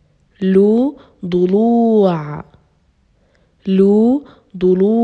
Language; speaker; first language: Arabic; native; Arabic